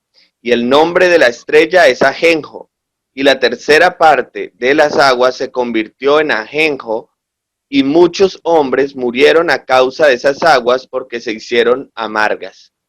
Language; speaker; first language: Spanish; native; Spanish